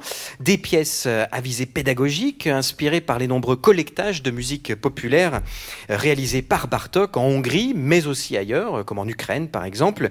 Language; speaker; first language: French; native; French